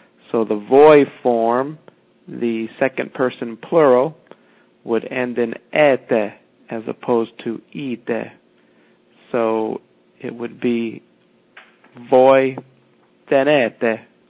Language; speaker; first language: English; native; English